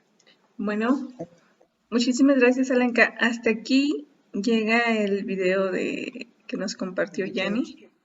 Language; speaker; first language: Spanish; native; Spanish